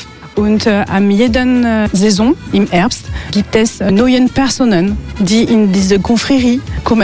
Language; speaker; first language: German; non-native, learner; French